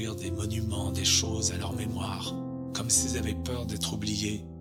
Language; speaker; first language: French; native; French